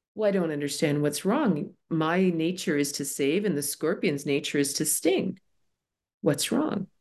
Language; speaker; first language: English; native; English